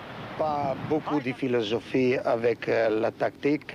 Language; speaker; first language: French; non-native, learner; Croatian